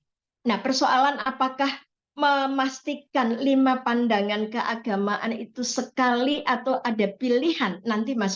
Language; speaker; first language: Indonesian; native; Indonesian